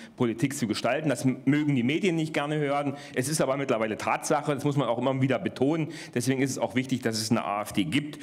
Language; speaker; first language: German; native; German